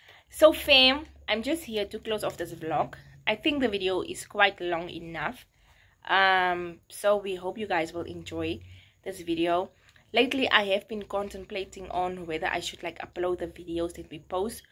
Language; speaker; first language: English; non-native, local second language; Afrikaans